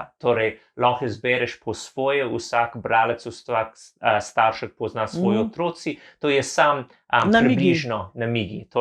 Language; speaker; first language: Slovenian; non-native, learner; English